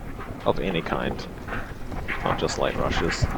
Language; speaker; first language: English; native; English